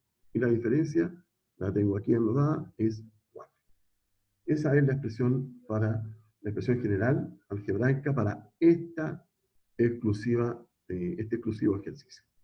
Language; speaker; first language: Spanish; native; Spanish